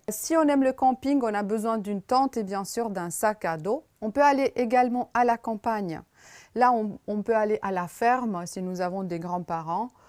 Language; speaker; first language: French; non-native, fluent; Romanian